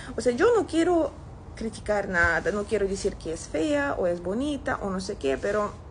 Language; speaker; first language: Spanish; non-native, fluent; Russian